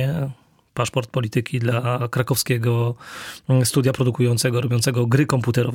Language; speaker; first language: Polish; native; Polish